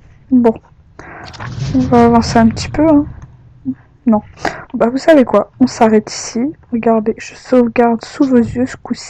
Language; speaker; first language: French; native; French